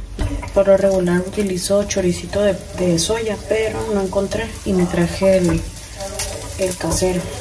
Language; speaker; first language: Spanish; native; Spanish